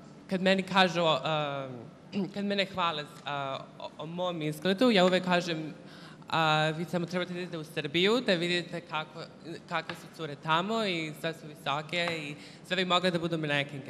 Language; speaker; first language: Serbian; early bilingual, heritage; Serbian